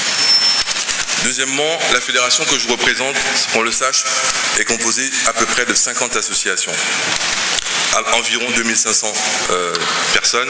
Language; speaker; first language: French; native; French